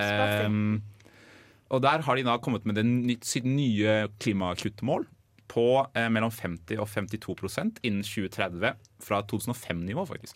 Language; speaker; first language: Norwegian; native; Norwegian